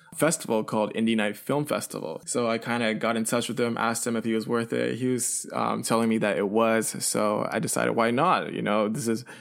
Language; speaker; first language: English; early bilingual, other home language; Chinese